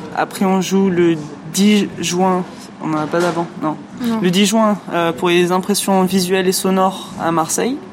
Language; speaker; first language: French; non-native, fluent; English